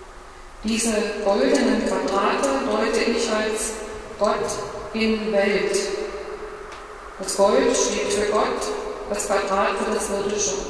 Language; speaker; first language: German; native; German